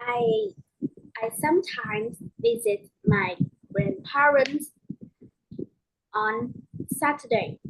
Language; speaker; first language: English; non-native, learner; Vietnamese